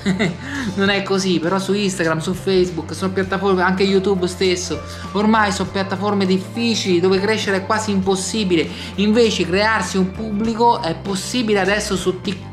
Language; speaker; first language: Italian; native; Italian